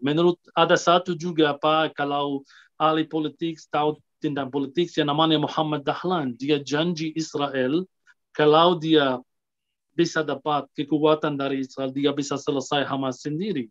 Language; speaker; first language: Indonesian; non-native, fluent; Arabic